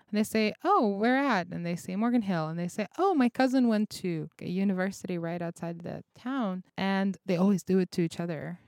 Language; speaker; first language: English; non-native, fluent; Russian